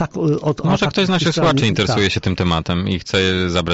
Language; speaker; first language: Polish; native; Polish